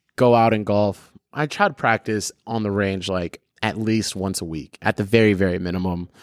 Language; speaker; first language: English; early bilingual, other home language; Filipino